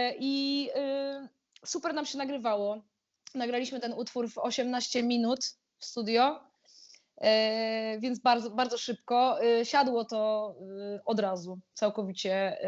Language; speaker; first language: Polish; native; Polish